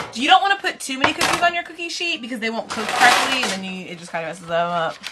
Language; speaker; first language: English; native; English